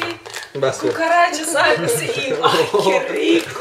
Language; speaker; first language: Spanish; non-native, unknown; Russian